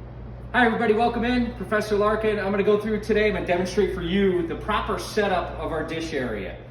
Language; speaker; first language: English; native; English